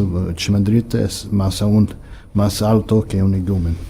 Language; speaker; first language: Spanish; non-native, fluent; English